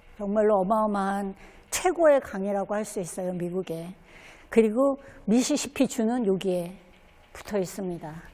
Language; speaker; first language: Korean; native; Korean